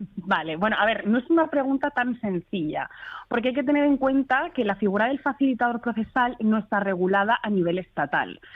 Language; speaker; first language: Spanish; early bilingual, other home language; Arabic